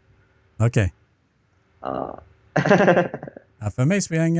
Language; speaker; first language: Swedish; non-native, fluent; Turkish